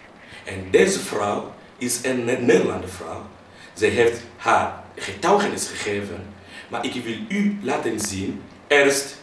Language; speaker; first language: Dutch; non-native, fluent; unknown